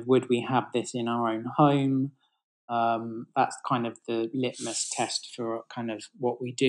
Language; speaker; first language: English; native; English